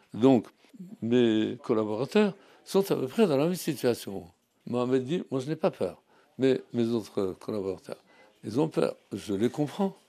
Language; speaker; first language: French; native; French